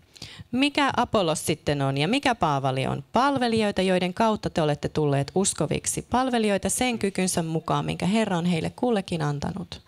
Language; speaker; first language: Finnish; native; Finnish